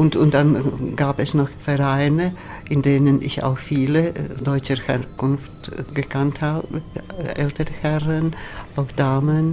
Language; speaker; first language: German; non-native, fluent; Latvian